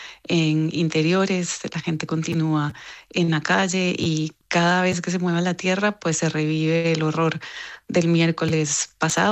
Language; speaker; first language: Spanish; native; Spanish